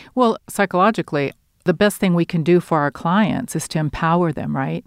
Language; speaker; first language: English; early bilingual, other home language; Spanish